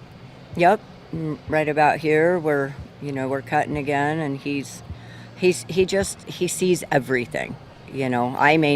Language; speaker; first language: English; native; English